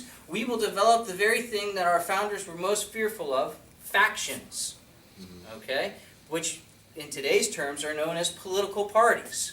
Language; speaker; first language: English; native; English